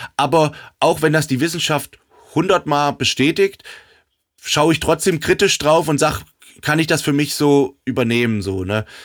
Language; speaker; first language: German; native; German